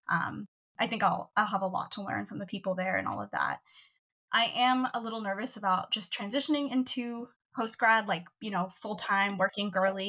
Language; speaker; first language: English; native; English